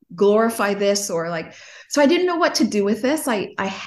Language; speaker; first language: English; native; English